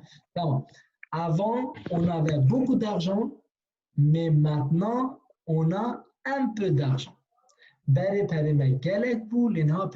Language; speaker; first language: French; non-native, fluent; Kurdish